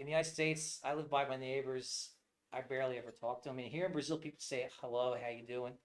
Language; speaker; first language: English; native; English